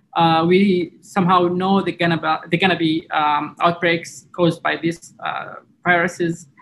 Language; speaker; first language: English; non-native, fluent; Arabic